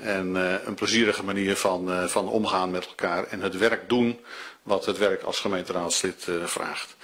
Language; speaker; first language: Dutch; native; Dutch